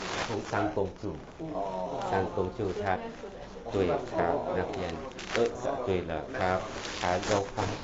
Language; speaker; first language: Chinese; non-native, learner; Thai